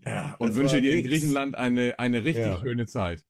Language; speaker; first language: German; native; German